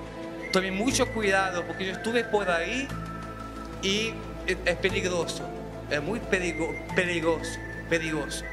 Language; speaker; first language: Portuguese; non-native, learner; Spanish